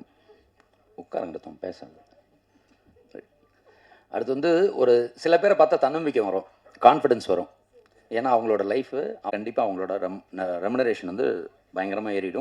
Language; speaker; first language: Tamil; native; Tamil